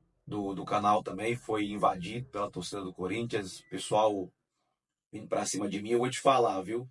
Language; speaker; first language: Portuguese; native; Portuguese